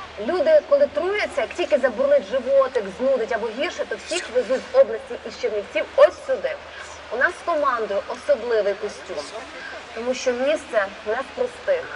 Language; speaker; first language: Ukrainian; native; Ukrainian